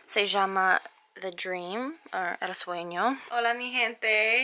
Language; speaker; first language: Spanish; non-native, learner; English